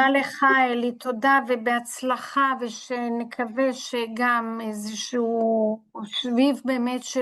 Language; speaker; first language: Hebrew; non-native, fluent; Italian